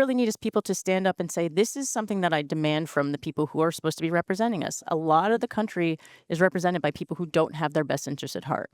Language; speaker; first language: English; native; English